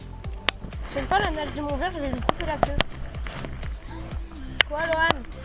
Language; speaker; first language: French; native; French